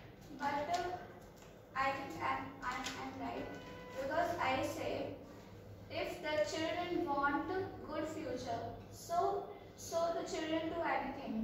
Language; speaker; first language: English; non-native, learner; Hindi